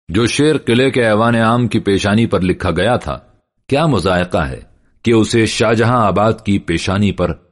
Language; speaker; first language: Urdu; native; Urdu